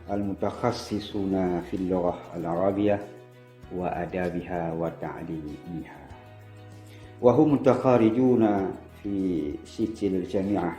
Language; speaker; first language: Arabic; non-native, fluent; Indonesian